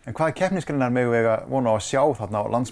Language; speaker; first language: Icelandic; native; Icelandic